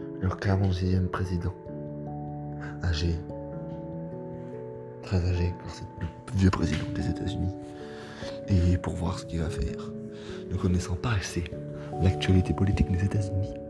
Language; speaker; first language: French; native; French